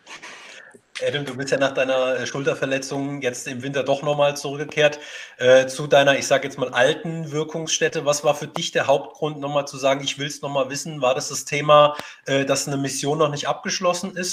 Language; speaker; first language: German; native; German